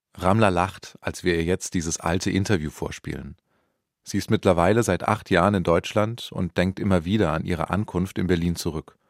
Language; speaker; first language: German; native; German